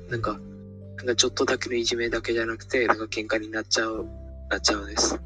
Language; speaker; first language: Japanese; non-native, fluent; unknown